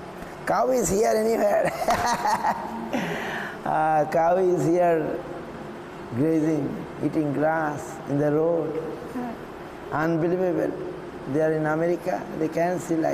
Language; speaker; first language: English; non-native, local second language; Bangla